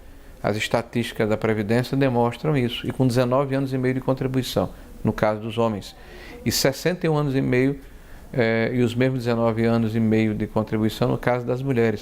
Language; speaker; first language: Portuguese; native; Portuguese